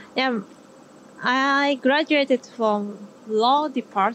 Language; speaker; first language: English; non-native, learner; Japanese